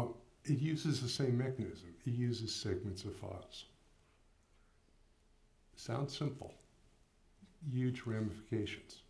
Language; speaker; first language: English; native; English